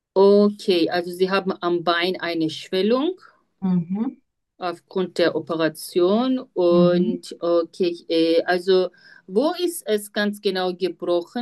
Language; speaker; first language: German; non-native, fluent; Turkish